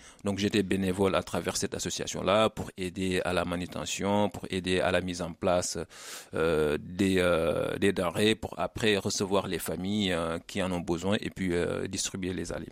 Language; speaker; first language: French; non-native, local second language; Wolof